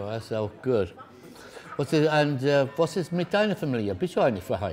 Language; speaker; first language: German; non-native, learner; English